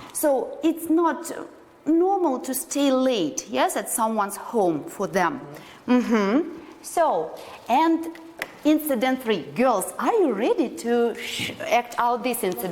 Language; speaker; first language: English; non-native, fluent; Russian